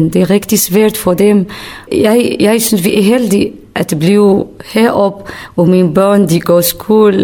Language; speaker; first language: Danish; non-native, learner; Kurdish